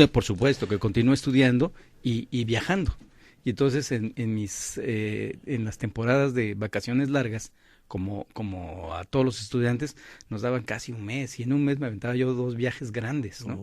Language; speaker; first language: Spanish; native; Spanish